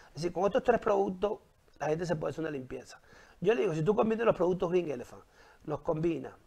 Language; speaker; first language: Spanish; native; Spanish